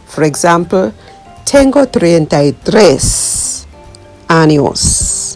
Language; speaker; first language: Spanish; non-native, learner; English